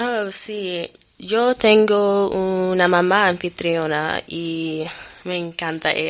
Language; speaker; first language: Spanish; non-native, fluent; English